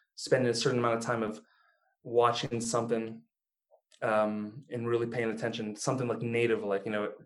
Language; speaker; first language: English; native; English